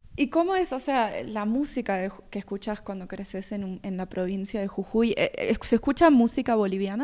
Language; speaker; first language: Spanish; native; Spanish